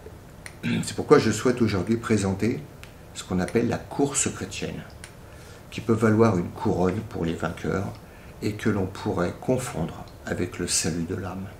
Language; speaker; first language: French; native; French